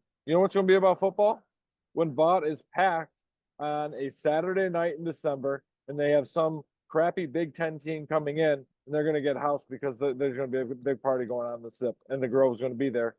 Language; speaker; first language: English; native; English